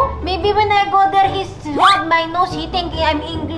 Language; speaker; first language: English; non-native, local second language; Filipino